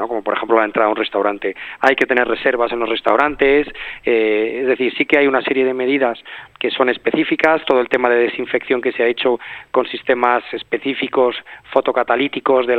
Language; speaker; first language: Spanish; native; Spanish